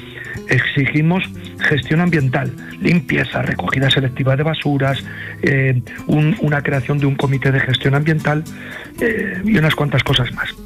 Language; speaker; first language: Spanish; native; Spanish